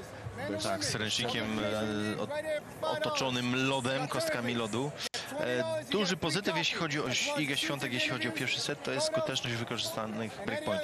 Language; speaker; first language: Polish; native; Polish